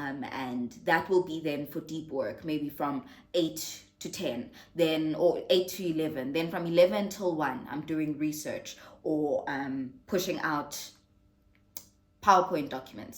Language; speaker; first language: English; non-native, local second language; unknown